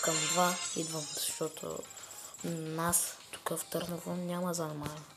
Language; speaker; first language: Bulgarian; non-native, local second language; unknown